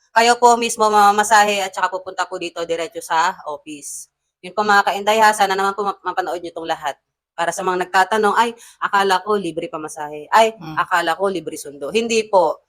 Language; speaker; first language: Filipino; native; Filipino